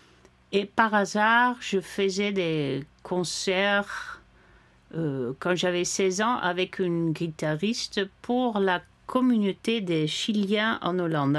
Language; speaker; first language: French; non-native, fluent; Dutch